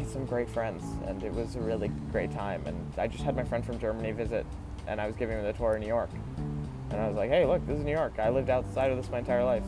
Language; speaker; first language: English; native; English